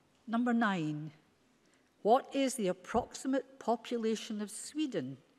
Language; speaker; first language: English; native; English